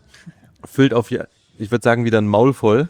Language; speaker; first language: German; native; German